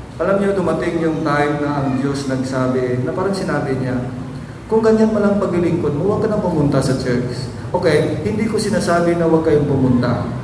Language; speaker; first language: Filipino; non-native, local second language; Hiligaynon